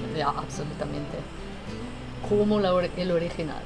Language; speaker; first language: Spanish; non-native, fluent; Italian